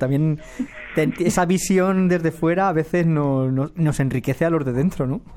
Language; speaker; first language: Spanish; native; Spanish